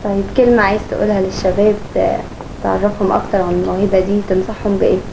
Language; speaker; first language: Arabic; native; Arabic